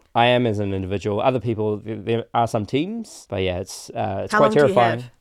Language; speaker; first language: English; native; English